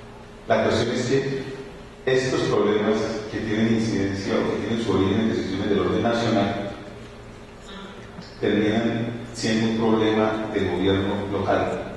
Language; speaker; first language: Spanish; native; Spanish